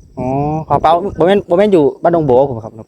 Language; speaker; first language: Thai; non-native, local second language; Northeastern Thai